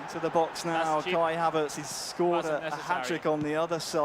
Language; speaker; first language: English; native; English